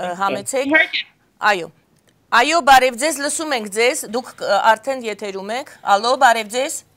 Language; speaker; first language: Armenian; native; Armenian